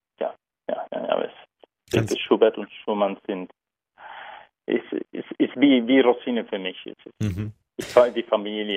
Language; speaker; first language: German; non-native, learner; Turkish